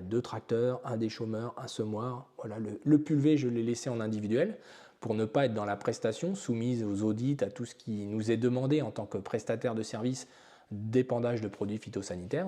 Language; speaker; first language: French; native; French